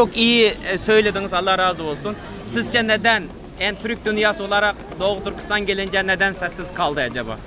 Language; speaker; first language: Turkish; non-native, fluent; Uyghur